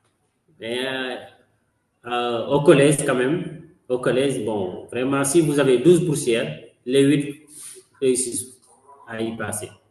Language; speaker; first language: French; non-native, local second language; Wolof